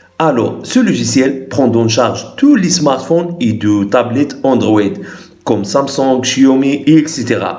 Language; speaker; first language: French; non-native, local second language; Arabic